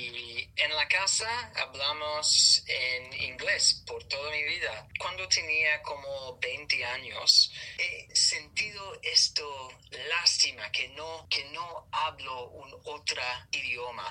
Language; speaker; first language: Spanish; non-native, learner; English